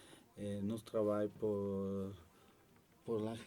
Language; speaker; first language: French; non-native, learner; Spanish